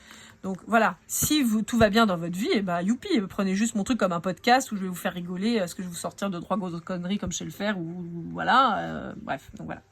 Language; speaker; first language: French; native; French